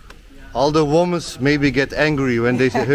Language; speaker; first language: English; non-native, learner; Turkish